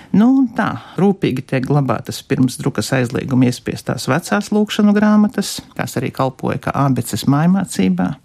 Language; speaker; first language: Latvian; native; Latvian